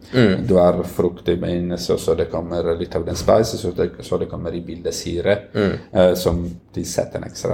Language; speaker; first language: Norwegian; non-native, fluent; Italian